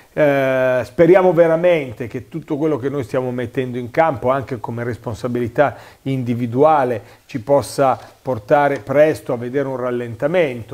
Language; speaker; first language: Italian; native; Italian